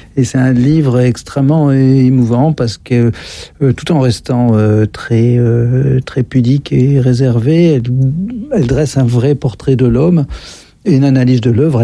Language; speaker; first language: French; native; French